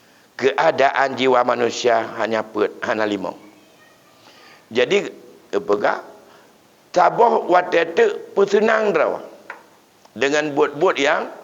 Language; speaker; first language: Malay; non-native, local second language; Achinese